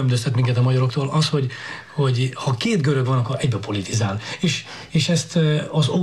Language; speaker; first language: Hungarian; non-native, local second language; Greek